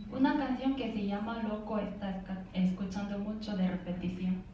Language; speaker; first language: Spanish; non-native, learner; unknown